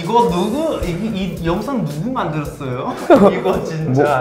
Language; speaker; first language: Korean; non-native, fluent; Portuguese